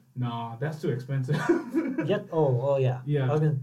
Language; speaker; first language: English; native; English